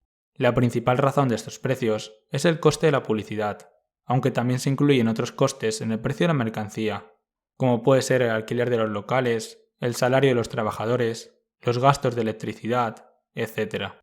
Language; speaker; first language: Spanish; native; Spanish